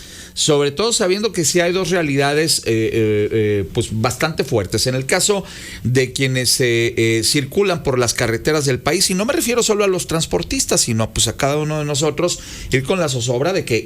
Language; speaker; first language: Spanish; native; Spanish